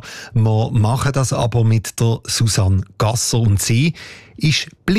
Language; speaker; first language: German; native; German